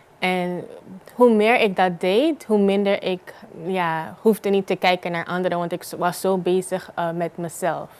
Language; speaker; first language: Dutch; non-native, local second language; Papiamento